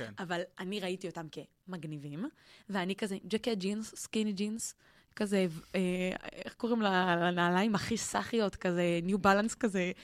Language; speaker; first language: Hebrew; native; Hebrew